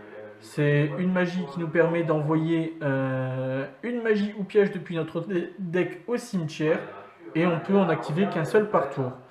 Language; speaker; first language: French; native; French